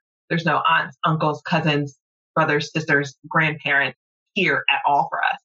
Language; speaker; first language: English; native; English